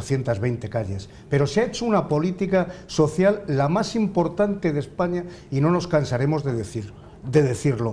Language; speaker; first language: Spanish; native; Spanish